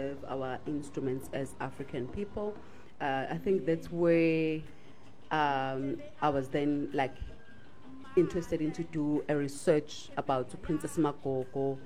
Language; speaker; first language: English; non-native, local second language; Zulu